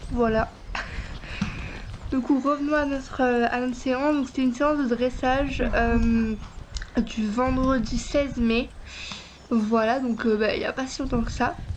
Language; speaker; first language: French; native; French